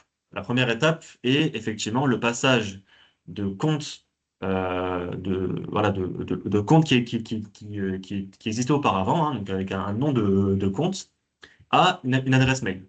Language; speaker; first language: French; native; French